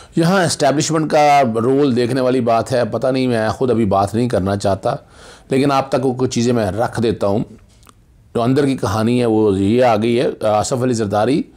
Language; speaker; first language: Urdu; non-native, local second language; Punjabi